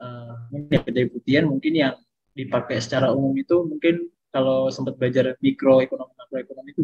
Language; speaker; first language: Indonesian; native; Indonesian